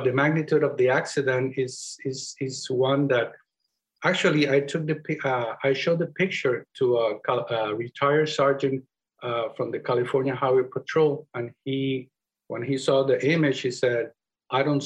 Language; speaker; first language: English; non-native, fluent; Spanish